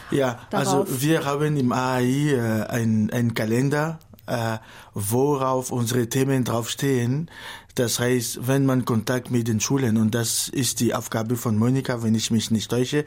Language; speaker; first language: German; non-native, fluent; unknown